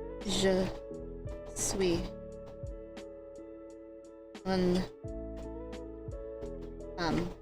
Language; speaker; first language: French; non-native, learner; English